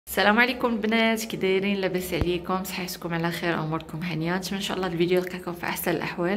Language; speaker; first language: Arabic; native; Arabic